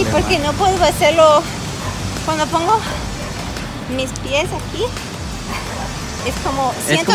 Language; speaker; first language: Spanish; non-native, learner; English